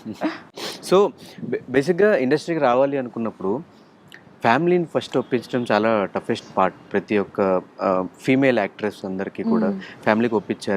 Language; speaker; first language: Telugu; native; Telugu